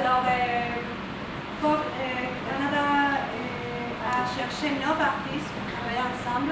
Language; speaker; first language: French; non-native, fluent; Spanish